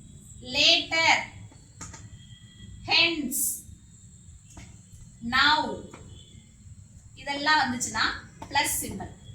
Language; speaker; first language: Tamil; native; Tamil